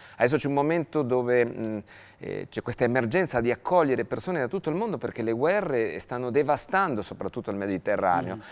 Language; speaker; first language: Italian; non-native, fluent; Spanish